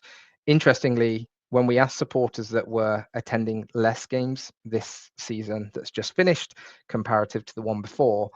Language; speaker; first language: English; native; English